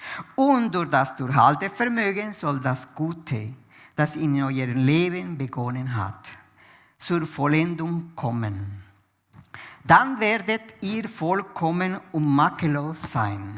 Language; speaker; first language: German; non-native, fluent; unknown